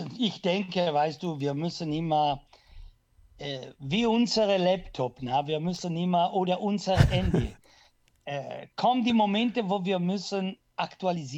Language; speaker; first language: German; non-native, learner; Italian